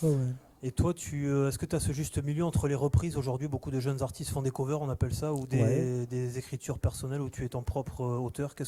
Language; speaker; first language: French; native; French